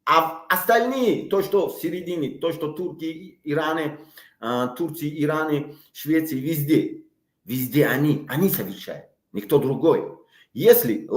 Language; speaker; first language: Russian; non-native, local second language; Tajik